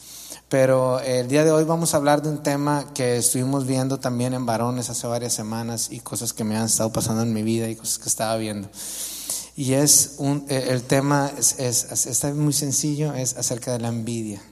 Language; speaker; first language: Spanish; native; Spanish